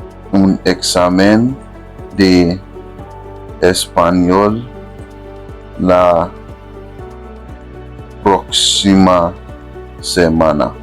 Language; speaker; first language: Spanish; non-native, fluent; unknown